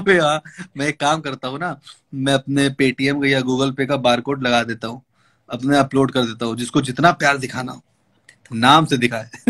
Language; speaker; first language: Hindi; native; Hindi